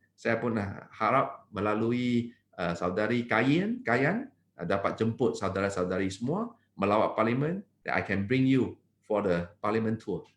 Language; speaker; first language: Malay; non-native, local second language; Chinese